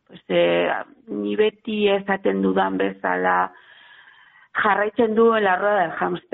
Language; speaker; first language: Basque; non-native, local second language; Spanish